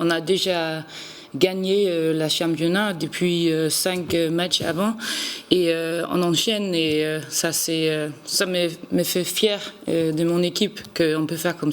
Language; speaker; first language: French; non-native, learner; Danish